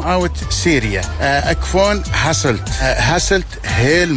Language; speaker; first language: Dutch; non-native, learner; Arabic